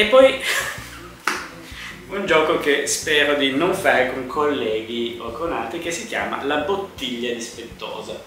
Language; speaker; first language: Italian; native; Italian